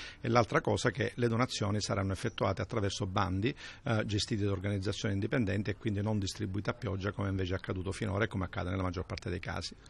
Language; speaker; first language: Italian; native; Italian